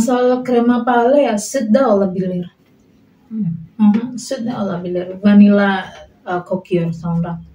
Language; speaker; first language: Turkish; non-native, learner; Indonesian